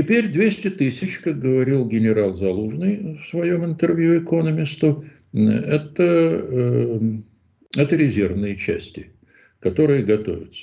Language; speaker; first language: Russian; native; Russian